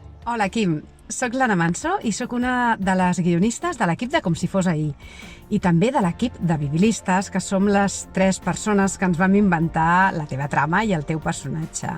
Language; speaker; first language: Catalan; native; Catalan